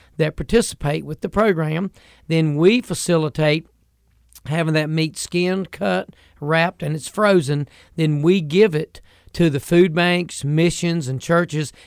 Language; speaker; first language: English; native; English